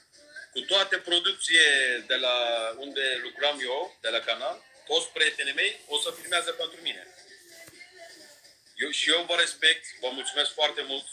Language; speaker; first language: Romanian; non-native, fluent; Turkish